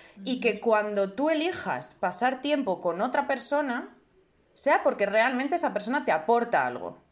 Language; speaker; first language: Spanish; native; Spanish